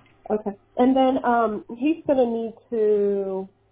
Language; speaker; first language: English; early bilingual, other home language; Spanish